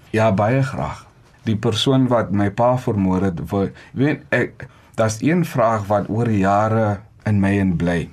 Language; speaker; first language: Afrikaans; non-native, local second language; Xhosa